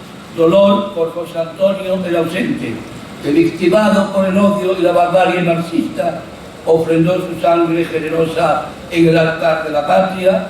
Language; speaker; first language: Spanish; native; Spanish